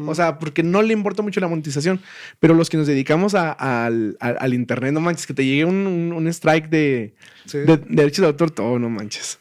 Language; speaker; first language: Spanish; native; Spanish